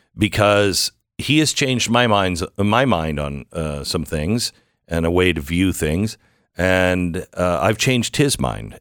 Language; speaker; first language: English; early bilingual, other home language; German